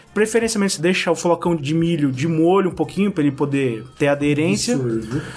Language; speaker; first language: Portuguese; native; Portuguese